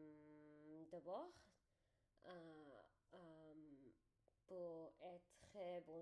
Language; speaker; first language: French; non-native, learner; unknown